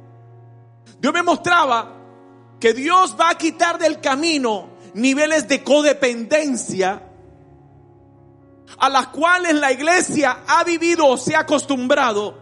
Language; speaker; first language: Spanish; native; Spanish